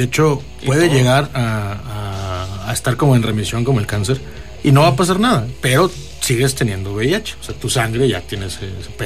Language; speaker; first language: Spanish; native; Spanish